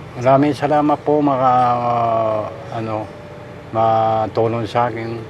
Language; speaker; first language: Filipino; non-native, learner; Japanese